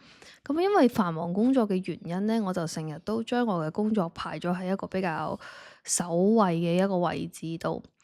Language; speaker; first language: Cantonese; native; Cantonese